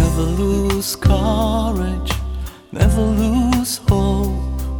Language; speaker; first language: English; non-native, fluent; Ukrainian